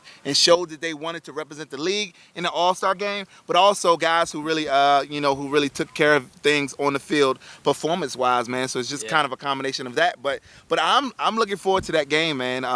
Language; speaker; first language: English; native; English